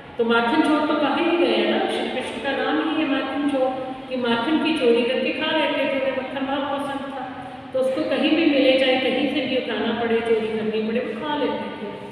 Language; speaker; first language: Hindi; native; Hindi